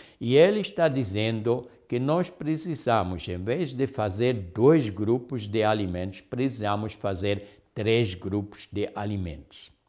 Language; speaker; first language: Portuguese; non-native, fluent; Spanish